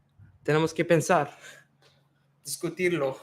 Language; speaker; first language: Spanish; non-native, learner; English